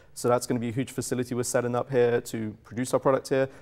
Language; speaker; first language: English; native; English